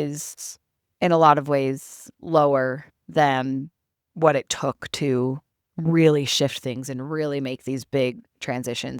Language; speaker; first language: English; native; English